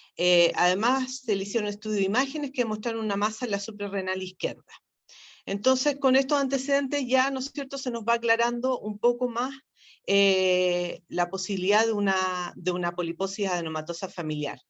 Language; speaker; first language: Spanish; native; Spanish